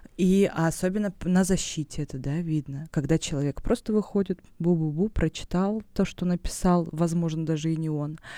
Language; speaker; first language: Russian; native; Russian